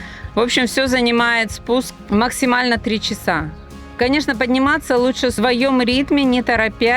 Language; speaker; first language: Russian; native; Russian